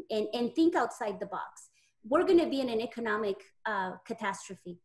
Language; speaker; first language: English; native; English